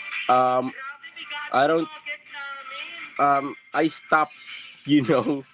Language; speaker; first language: English; non-native, learner; Filipino